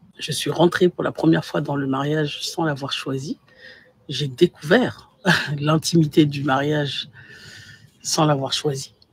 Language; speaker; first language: French; non-native, local second language; Bambara